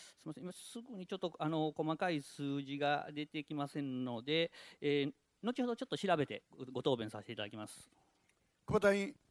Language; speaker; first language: Japanese; native; Japanese